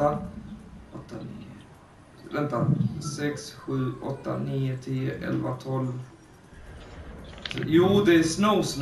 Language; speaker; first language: Swedish; native; Swedish